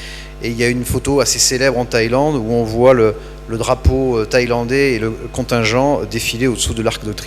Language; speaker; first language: French; native; French